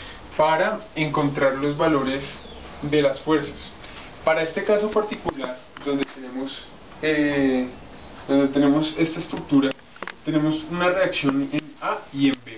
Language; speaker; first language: Spanish; native; Spanish